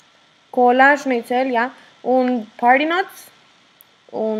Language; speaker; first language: German; non-native, learner; Spanish